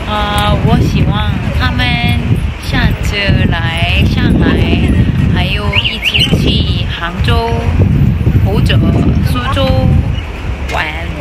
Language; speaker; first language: Chinese; non-native, learner; Korean